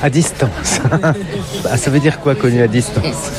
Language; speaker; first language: French; native; French